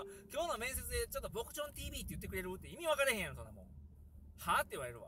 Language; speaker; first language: Japanese; native; Japanese